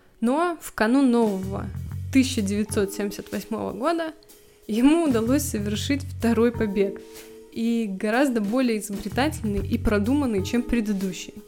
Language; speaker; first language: Russian; native; Russian